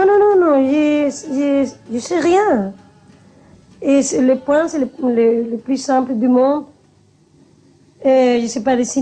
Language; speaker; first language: French; non-native, learner; Spanish